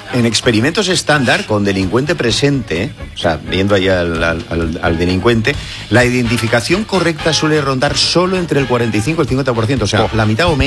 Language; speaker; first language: Spanish; native; Spanish